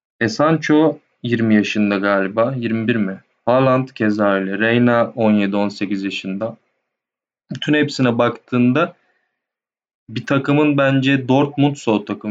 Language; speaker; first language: Turkish; native; Turkish